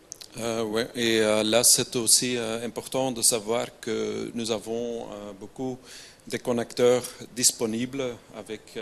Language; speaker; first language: French; non-native, local second language; Dutch